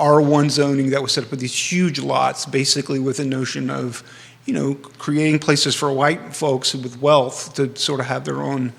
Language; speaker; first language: English; native; English